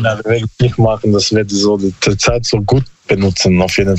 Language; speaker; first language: German; non-native, learner; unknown